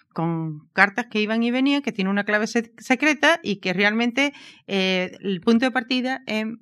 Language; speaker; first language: Spanish; native; Spanish